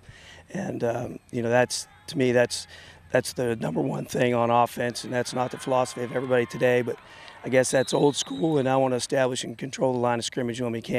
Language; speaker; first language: English; native; English